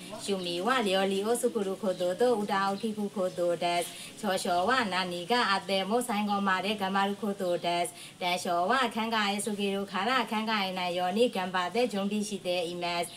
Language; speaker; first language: Japanese; non-native, learner; Burmese